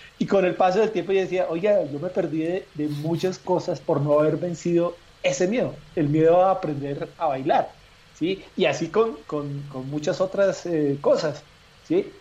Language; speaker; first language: Spanish; native; Spanish